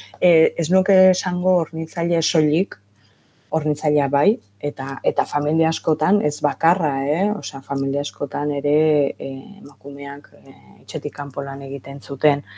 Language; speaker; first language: Basque; native; Basque